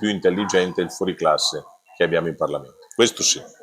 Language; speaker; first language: Italian; native; Italian